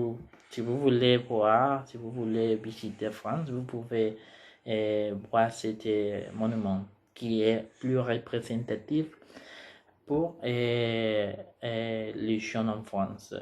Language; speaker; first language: French; non-native, learner; Spanish